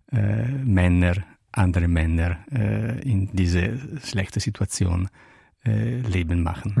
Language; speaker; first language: German; non-native, learner; Italian